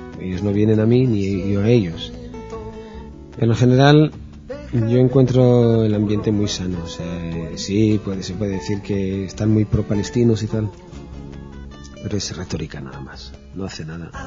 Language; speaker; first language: Spanish; non-native, fluent; Hebrew